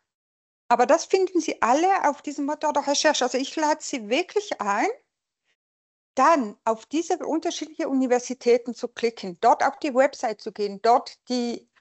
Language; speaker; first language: German; non-native, local second language; French